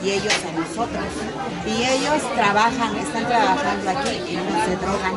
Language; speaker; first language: Spanish; native; Spanish